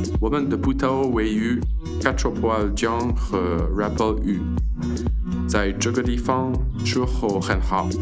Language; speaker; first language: Chinese; non-native, learner; French